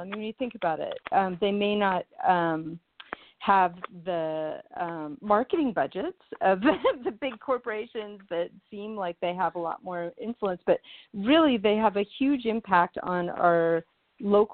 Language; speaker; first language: English; native; English